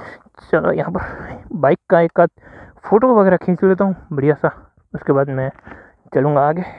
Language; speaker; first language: Hindi; non-native, local second language; Gujarati